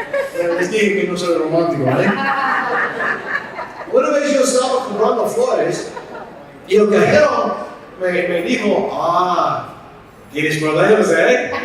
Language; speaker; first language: Spanish; non-native, fluent; English